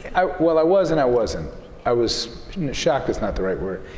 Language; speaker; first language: English; native; English